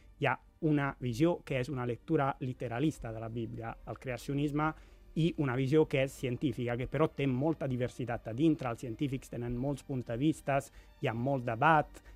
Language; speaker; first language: Catalan; non-native, fluent; Italian